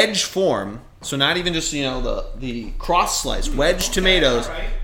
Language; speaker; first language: English; native; English